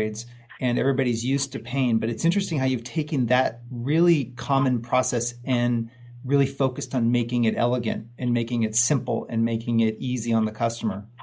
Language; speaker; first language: English; native; English